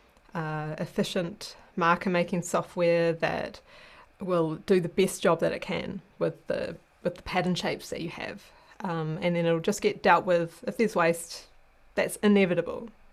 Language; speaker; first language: English; native; English